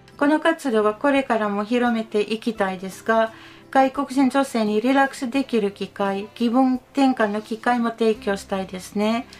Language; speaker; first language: Japanese; non-native, fluent; Finnish